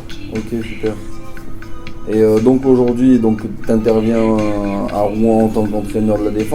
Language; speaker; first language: French; native; French